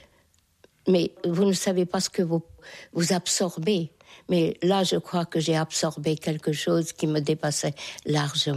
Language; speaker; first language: French; non-native, fluent; Hungarian